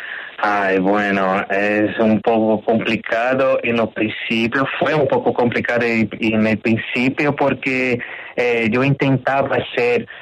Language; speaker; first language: Spanish; non-native, learner; Portuguese